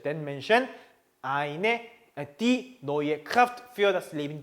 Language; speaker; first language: German; non-native, fluent; Korean